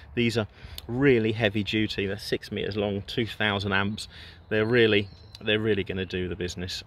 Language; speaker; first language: English; native; English